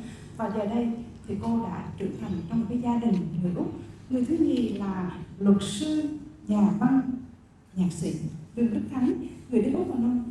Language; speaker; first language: Vietnamese; native; Vietnamese